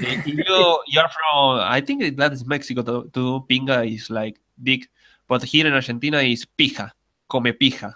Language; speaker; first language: English; non-native, learner; Spanish